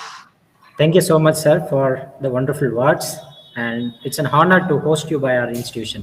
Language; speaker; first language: English; non-native, local second language; Kannada